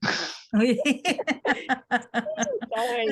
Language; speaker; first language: French; non-native, learner; Portuguese